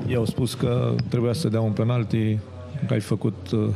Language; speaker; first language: Romanian; native; Romanian